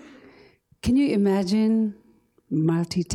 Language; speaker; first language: English; non-native, local second language; Tibetan